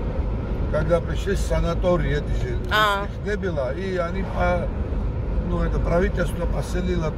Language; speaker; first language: Russian; non-native, local second language; Georgian